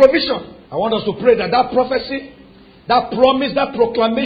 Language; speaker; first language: English; non-native, local second language; Yoruba